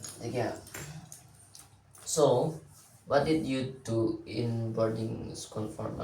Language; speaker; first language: English; non-native, learner; Indonesian